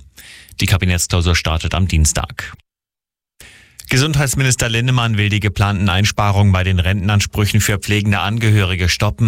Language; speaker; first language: German; native; German